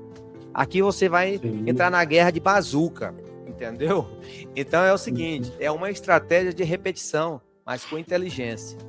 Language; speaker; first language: Portuguese; native; Portuguese